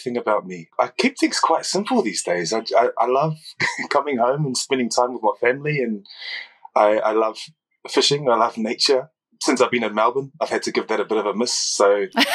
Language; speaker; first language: English; native; English